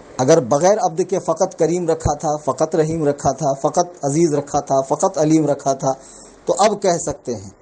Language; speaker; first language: Urdu; native; Urdu